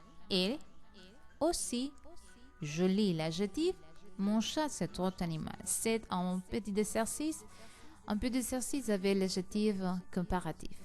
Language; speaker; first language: French; non-native, learner; Spanish